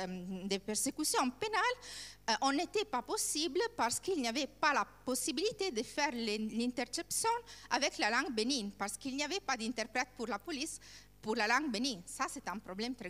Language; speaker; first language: French; non-native, learner; Italian